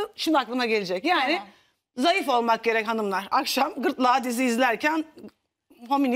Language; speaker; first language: Turkish; native; Turkish